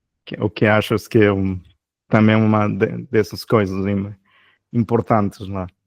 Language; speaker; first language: Portuguese; non-native, fluent; Spanish